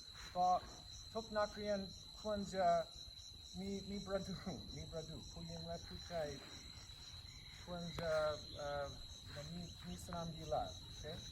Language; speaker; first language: Thai; non-native, learner; English